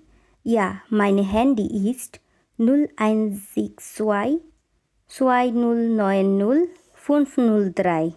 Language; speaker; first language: German; non-native, fluent; Bangla